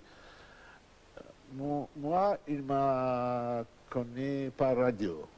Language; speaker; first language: French; non-native, learner; Russian